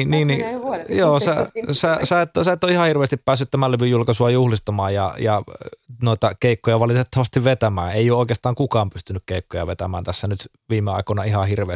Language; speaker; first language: Finnish; native; Finnish